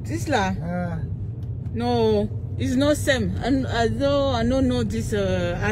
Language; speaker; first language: English; non-native, learner; French